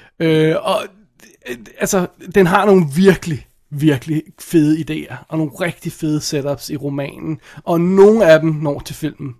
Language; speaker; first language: Danish; native; Danish